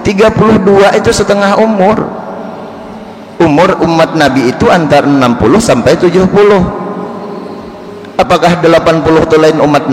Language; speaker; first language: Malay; non-native, local second language; Banjar